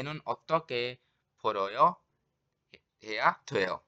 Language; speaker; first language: Korean; non-native, fluent; Urdu